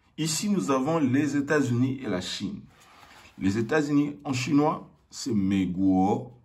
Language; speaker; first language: French; non-native, local second language; Lingala